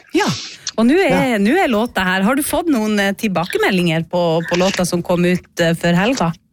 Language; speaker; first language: Norwegian; native; Norwegian